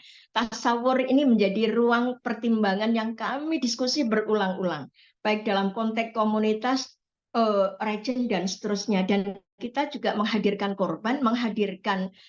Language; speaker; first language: Indonesian; native; Indonesian